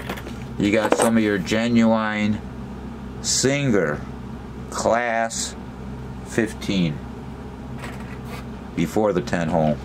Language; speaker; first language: English; native; English